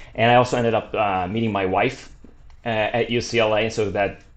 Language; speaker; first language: English; non-native, fluent; Italian